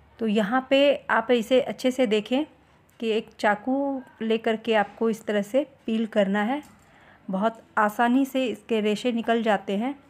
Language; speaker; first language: Hindi; native; Hindi